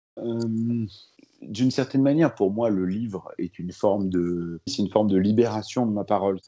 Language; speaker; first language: French; early bilingual, other home language; Arabic